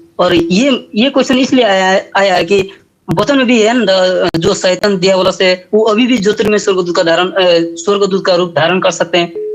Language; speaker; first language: Hindi; non-native, fluent; Nepali